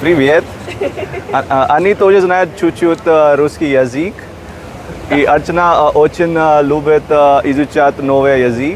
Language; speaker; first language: Russian; non-native, learner; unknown